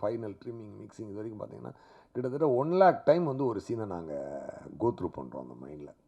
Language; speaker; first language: Tamil; native; Tamil